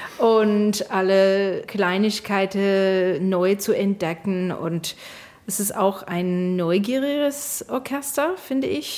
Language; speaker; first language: German; non-native, fluent; English